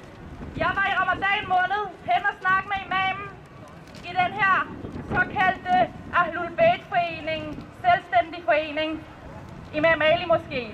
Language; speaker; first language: Danish; early bilingual, other home language; Persian